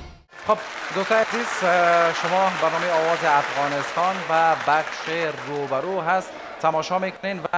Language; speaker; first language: Persian; native; Persian